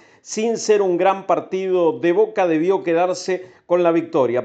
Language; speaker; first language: Spanish; native; Spanish